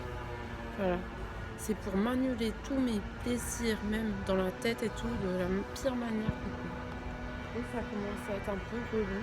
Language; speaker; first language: French; native; French